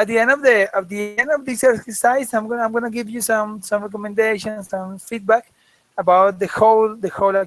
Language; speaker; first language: English; non-native, fluent; Spanish